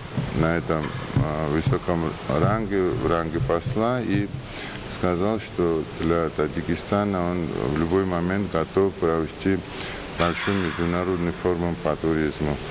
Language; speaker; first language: Russian; non-native, fluent; Georgian